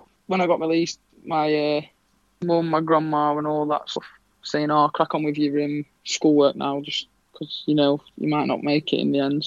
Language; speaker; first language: English; native; English